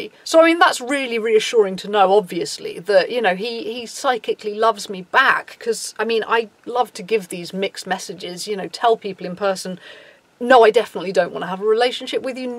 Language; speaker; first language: English; native; English